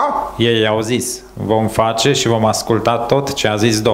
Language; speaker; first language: Romanian; native; Romanian